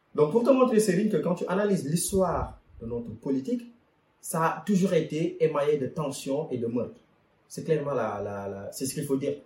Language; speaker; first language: French; non-native, local second language; Wolof